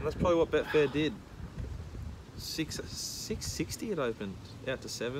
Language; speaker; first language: English; native; English